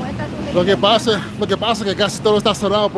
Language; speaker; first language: Spanish; non-native, fluent; English